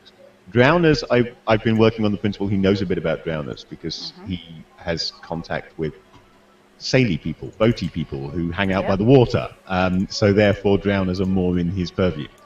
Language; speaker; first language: English; native; English